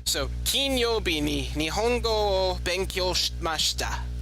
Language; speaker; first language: Japanese; non-native, learner; English